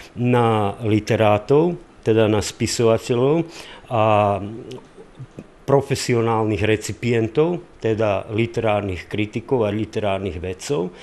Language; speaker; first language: Slovak; native; Slovak